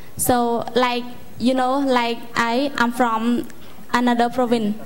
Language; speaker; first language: English; non-native, learner; Khmer